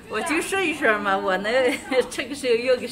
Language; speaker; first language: Chinese; native; Chinese